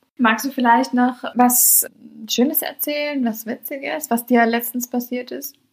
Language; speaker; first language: German; native; German